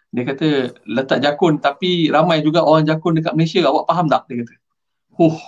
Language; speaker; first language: Malay; non-native, local second language; Tamil